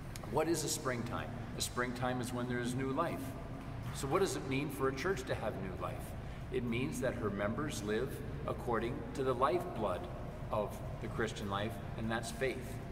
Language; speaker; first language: English; early bilingual, other home language; Ukrainian